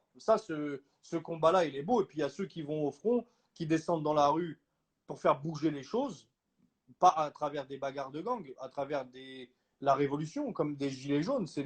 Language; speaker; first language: French; native; French